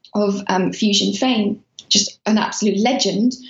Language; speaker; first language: English; early bilingual, other home language; Persian